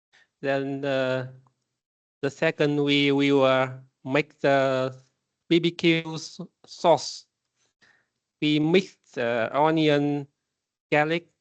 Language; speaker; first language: English; non-native, learner; Vietnamese